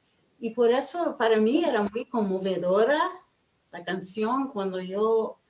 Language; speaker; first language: Spanish; non-native, fluent; English